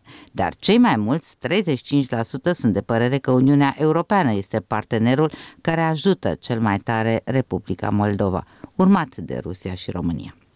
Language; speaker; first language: Romanian; native; Romanian